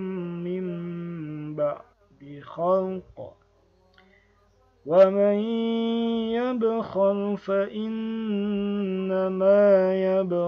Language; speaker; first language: Arabic; non-native, fluent; Indonesian